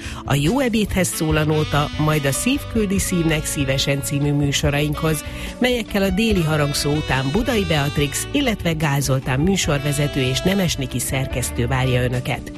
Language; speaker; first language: Hungarian; native; Hungarian